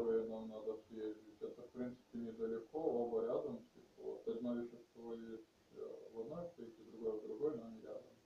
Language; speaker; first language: Russian; native; Russian